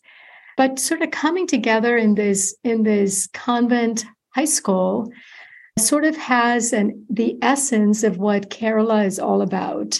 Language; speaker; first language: English; non-native, local second language; Malayalam